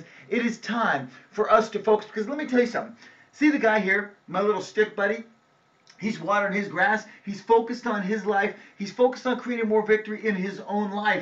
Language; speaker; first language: English; native; English